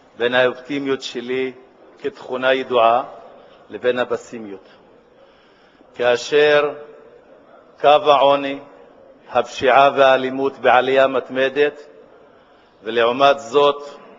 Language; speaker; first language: Hebrew; non-native, local second language; Arabic